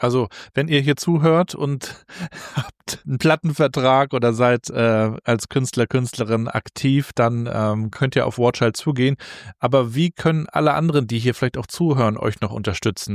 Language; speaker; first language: German; native; German